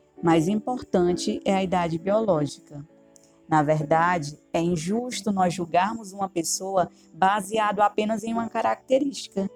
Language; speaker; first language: Portuguese; native; Portuguese